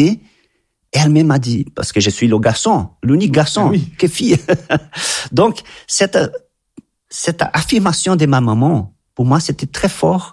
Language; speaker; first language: French; non-native, fluent; Portuguese